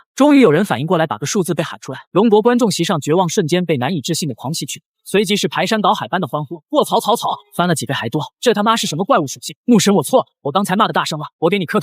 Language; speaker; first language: Chinese; native; Chinese